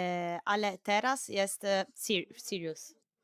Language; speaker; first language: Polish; non-native, learner; Italian